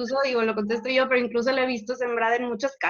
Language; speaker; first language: Spanish; native; Spanish